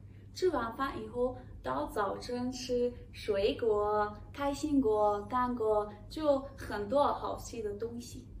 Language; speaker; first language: Chinese; non-native, fluent; Persian